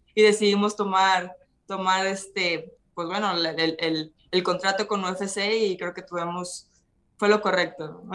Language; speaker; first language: Spanish; native; Spanish